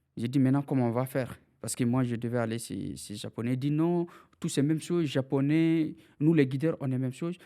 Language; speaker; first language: French; non-native, local second language; Fula